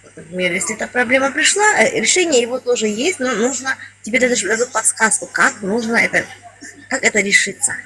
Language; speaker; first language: Russian; non-native, local second language; Kazakh